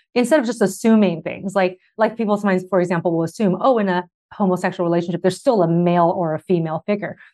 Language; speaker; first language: English; early bilingual, other home language; Chinese